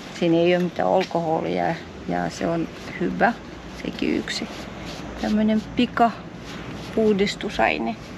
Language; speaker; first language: Finnish; non-native, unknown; Russian